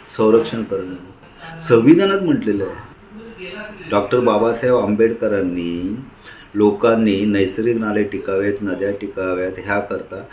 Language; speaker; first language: Marathi; native; Marathi